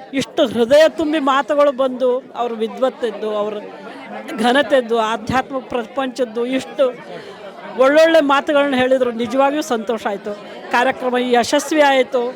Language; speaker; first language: Kannada; native; Kannada